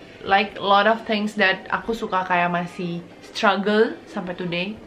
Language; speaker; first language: English; non-native, fluent; Indonesian